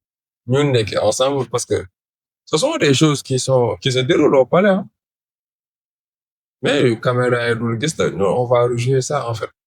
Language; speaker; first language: French; non-native, local second language; Wolof